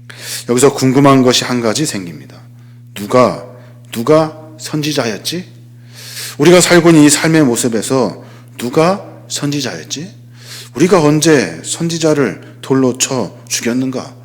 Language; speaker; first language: Korean; native; Korean